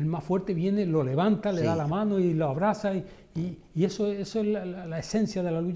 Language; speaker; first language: Spanish; native; Spanish